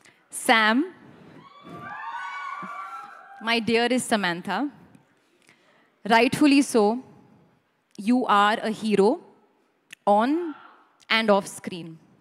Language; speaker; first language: English; non-native, local second language; Hindi